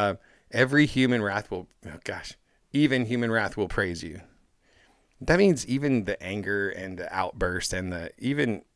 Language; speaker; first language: English; native; English